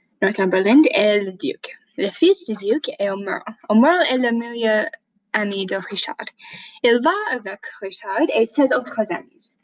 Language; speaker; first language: French; non-native, learner; English